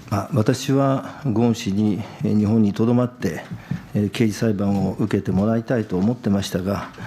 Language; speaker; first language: Japanese; native; Japanese